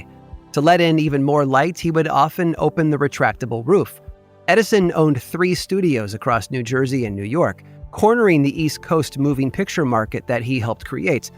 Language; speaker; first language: English; native; English